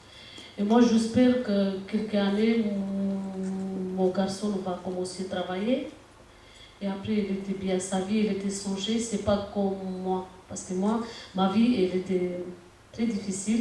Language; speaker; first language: French; non-native, learner; Romanian